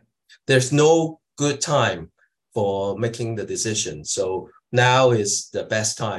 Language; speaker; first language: English; non-native, local second language; Cantonese